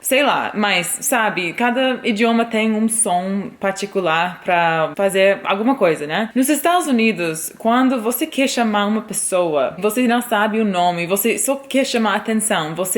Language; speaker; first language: Portuguese; non-native, fluent; English